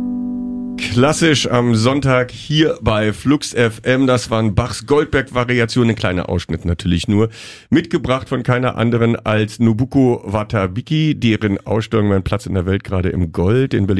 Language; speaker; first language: German; native; German